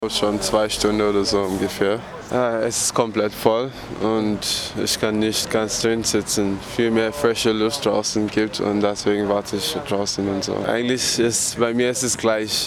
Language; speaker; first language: German; non-native, learner; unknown